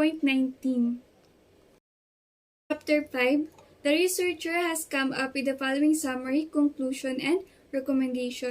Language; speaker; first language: English; non-native, local second language; Filipino